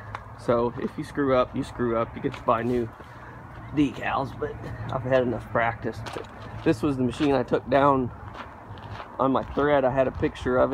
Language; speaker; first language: English; native; English